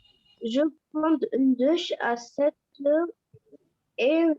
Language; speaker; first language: French; non-native, learner; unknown